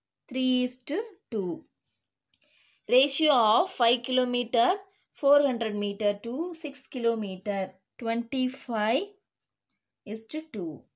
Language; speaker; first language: English; non-native, local second language; Tamil